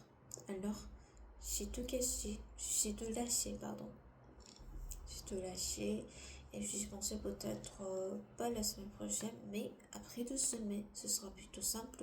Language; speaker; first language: French; non-native, learner; Korean